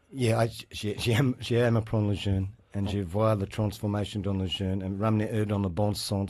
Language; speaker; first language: French; non-native, learner; English